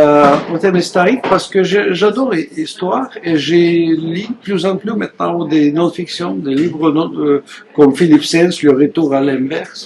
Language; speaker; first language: French; non-native, fluent; Russian